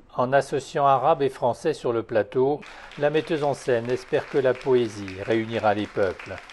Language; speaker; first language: French; native; French